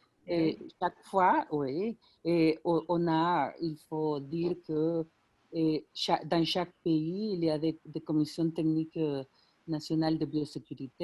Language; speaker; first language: French; non-native, fluent; Spanish